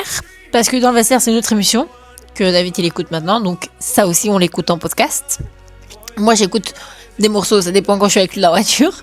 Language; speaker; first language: French; native; French